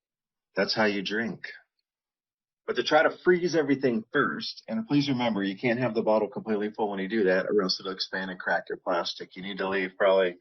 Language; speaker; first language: English; native; English